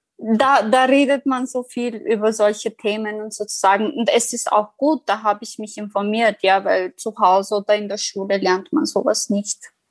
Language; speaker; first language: German; non-native, fluent; Albanian